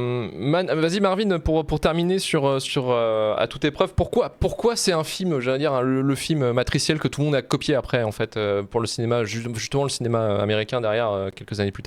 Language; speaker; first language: French; native; French